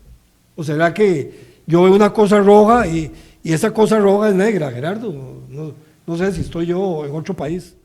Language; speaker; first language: Spanish; native; Spanish